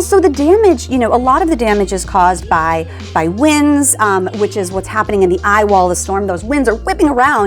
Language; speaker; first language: English; native; English